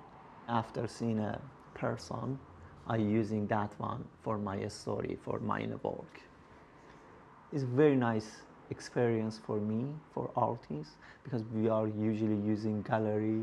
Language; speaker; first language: English; non-native, learner; Persian